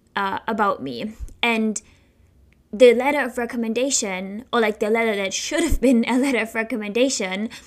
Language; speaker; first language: English; non-native, fluent; German